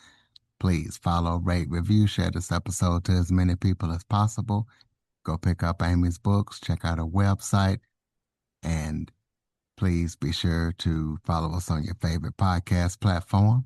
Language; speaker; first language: English; native; English